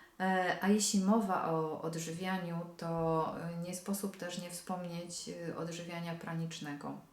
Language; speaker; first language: Polish; native; Polish